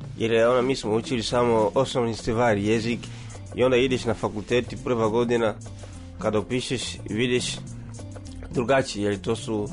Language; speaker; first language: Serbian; non-native, learner; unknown